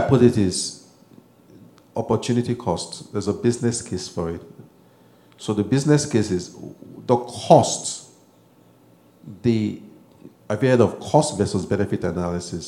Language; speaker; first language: English; non-native, local second language; Yoruba